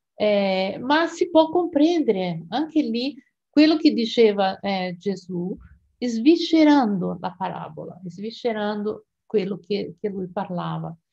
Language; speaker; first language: Italian; non-native, fluent; Portuguese